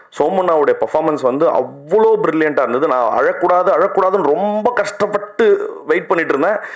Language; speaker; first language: Tamil; native; Tamil